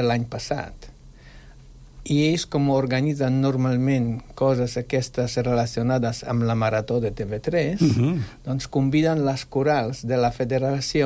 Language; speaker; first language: Catalan; non-native, fluent; Polish